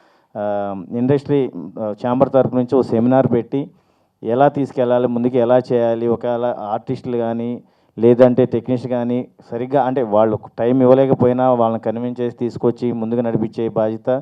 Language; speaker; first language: Telugu; native; Telugu